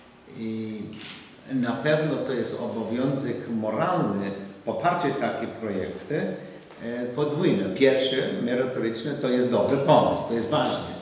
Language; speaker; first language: Polish; non-native, learner; English